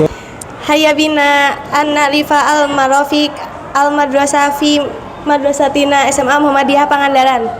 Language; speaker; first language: Arabic; non-native, learner; Indonesian